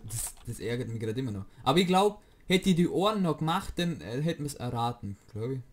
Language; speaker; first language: German; native; German